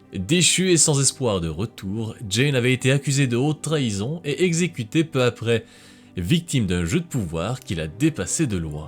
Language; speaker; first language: French; native; French